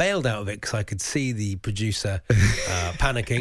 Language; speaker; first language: English; native; English